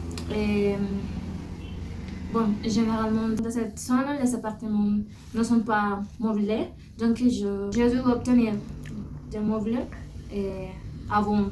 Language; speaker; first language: French; non-native, learner; Spanish